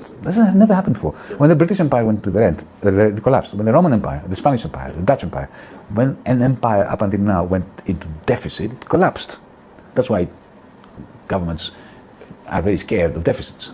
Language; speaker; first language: English; non-native, fluent; Greek